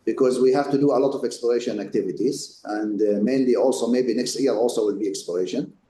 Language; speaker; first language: English; non-native, fluent; Arabic